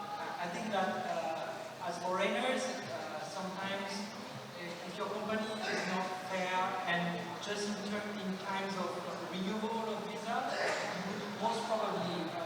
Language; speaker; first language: English; non-native, fluent; French